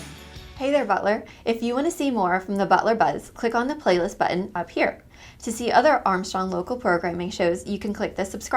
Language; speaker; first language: English; native; English